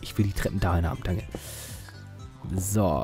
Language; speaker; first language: German; native; German